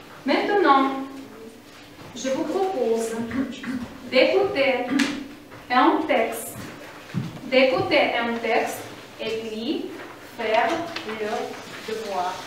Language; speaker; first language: French; non-native, fluent; Russian